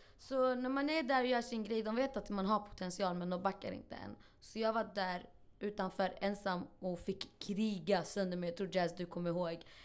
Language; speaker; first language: Swedish; early bilingual, other home language; Arabic